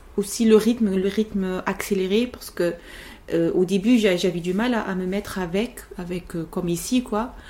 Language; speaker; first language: French; non-native, local second language; Arabic